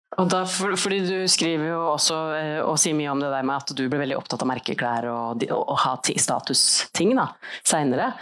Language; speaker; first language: Norwegian; native; Norwegian